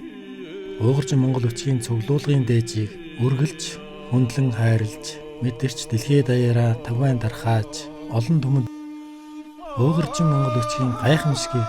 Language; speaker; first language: Mongolian; native; Mongolian